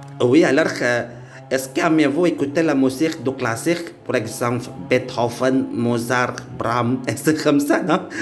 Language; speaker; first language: French; non-native, learner; Indonesian